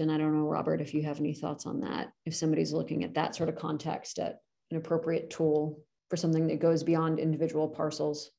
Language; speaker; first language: English; native; English